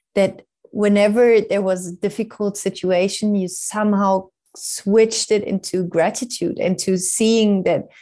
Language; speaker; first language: English; non-native, fluent; German